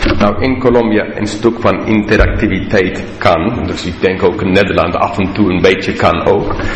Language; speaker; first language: Dutch; non-native, learner; English